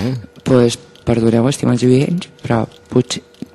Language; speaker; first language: Catalan; native; Catalan